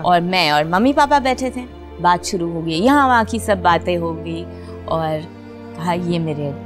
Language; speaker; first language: Hindi; non-native, local second language; Marathi